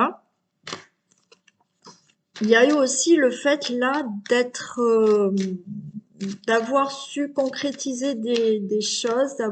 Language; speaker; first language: French; native; French